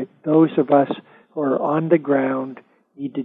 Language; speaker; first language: English; native; English